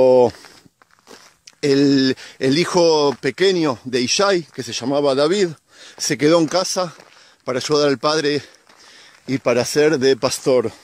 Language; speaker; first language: Spanish; native; Spanish